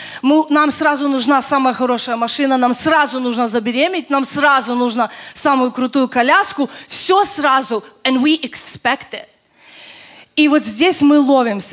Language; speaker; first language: Russian; early bilingual, other home language; Ukrainian